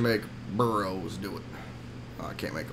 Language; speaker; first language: English; native; English